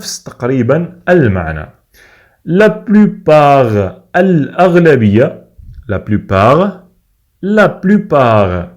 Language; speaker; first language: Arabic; native; Arabic